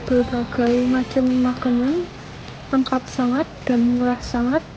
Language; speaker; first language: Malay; non-native, learner; Indonesian